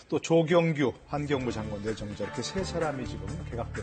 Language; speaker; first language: Korean; native; Korean